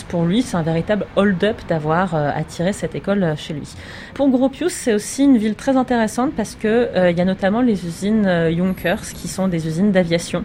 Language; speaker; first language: French; native; French